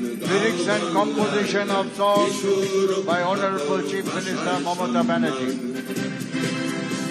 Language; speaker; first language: English; non-native, local second language; Bangla